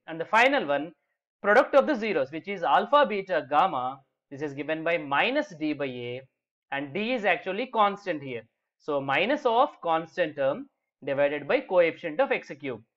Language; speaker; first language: English; non-native, local second language; Telugu